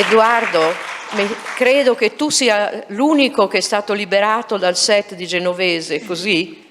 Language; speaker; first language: Italian; native; Italian